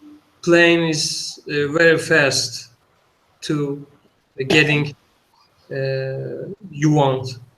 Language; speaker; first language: English; non-native, learner; Turkish